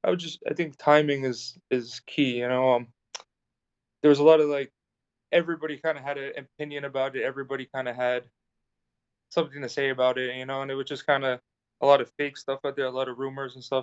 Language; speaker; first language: English; native; English